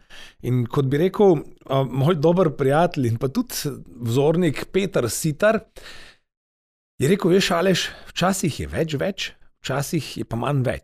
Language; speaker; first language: Slovenian; native; Slovenian